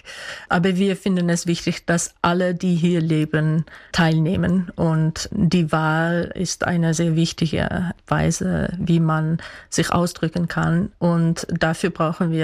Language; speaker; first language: German; non-native, fluent; Dutch